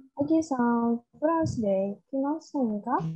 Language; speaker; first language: Japanese; non-native, learner; Indonesian